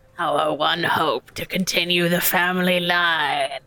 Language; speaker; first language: English; native; English